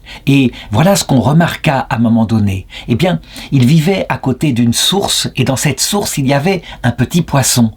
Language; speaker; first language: French; native; French